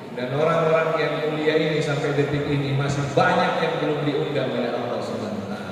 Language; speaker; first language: Indonesian; non-native, local second language; Madurese